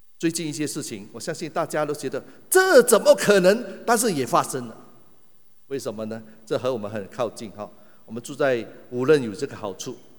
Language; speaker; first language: Chinese; native; Chinese